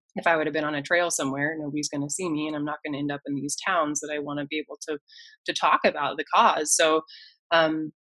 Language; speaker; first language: English; native; English